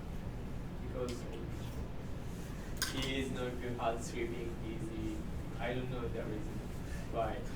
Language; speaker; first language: English; non-native, learner; Japanese